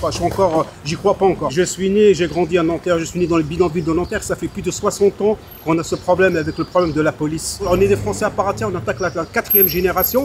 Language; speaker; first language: French; early bilingual, other home language; Arabic